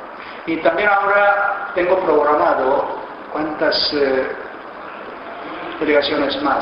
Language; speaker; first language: Spanish; non-native, fluent; Korean